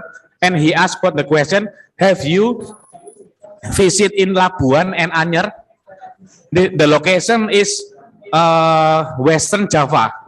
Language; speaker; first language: English; non-native, learner; Indonesian